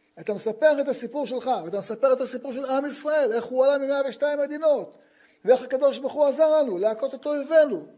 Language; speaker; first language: Hebrew; native; Hebrew